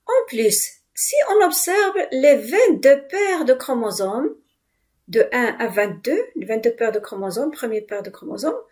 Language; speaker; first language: French; non-native, local second language; Arabic